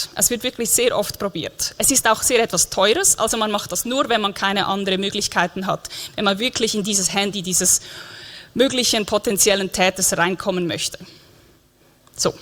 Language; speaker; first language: German; native; German